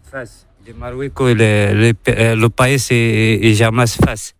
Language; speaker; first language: Spanish; non-native, learner; Arabic